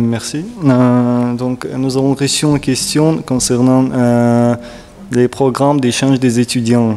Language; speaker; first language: French; non-native, learner; Russian